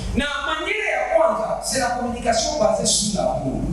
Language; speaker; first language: French; non-native, local second language; Swahili